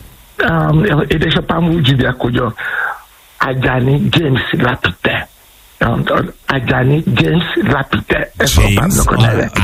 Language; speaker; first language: Hungarian; non-native, fluent; Yoruba